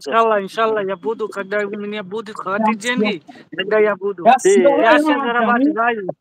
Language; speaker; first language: Russian; non-native, learner; Hindi